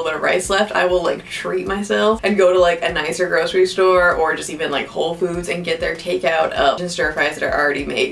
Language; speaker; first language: English; native; English